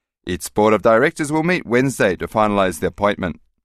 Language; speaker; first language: English; native; English